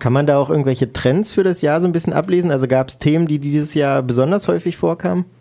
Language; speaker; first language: German; native; German